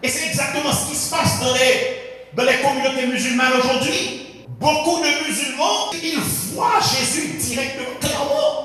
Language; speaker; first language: French; non-native, local second language; Haitian Creole